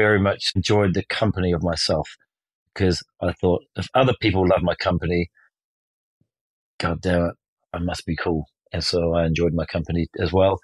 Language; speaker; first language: English; native; English